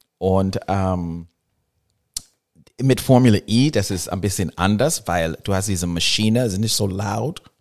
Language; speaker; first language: German; non-native, learner; English